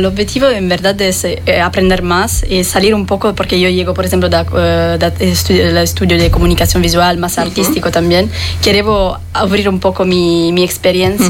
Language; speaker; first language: Spanish; non-native, fluent; French